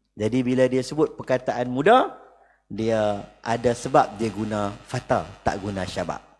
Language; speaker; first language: Malay; native; Malay